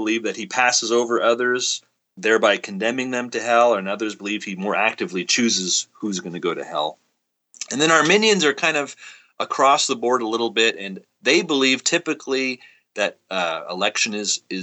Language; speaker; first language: English; native; English